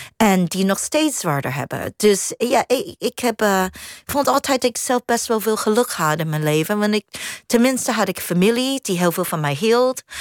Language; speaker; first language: Dutch; non-native, fluent; Cantonese